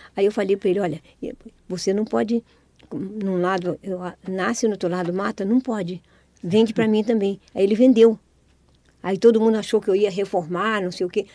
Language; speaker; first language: Portuguese; native; Portuguese